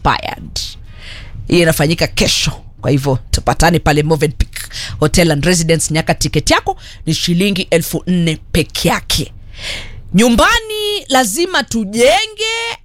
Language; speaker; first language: Swahili; native; Swahili